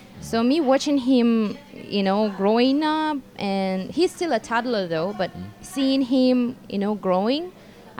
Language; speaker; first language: English; non-native, fluent; Russian